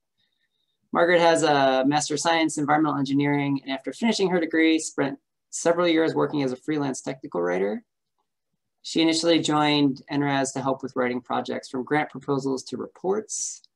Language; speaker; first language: English; native; English